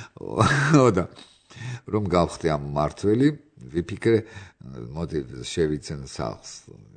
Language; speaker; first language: Georgian; native; Georgian